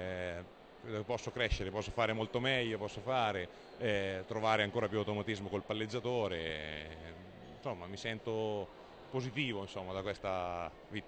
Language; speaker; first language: Italian; native; Italian